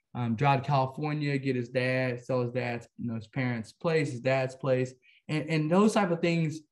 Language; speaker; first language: English; native; English